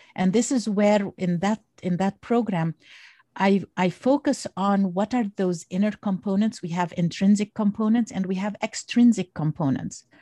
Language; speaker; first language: English; non-native, fluent; Arabic